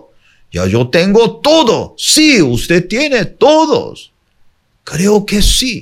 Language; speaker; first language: Spanish; non-native, fluent; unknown